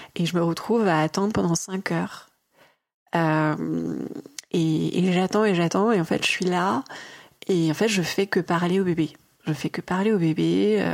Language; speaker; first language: French; native; French